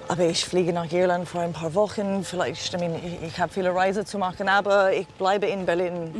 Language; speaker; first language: German; non-native, learner; English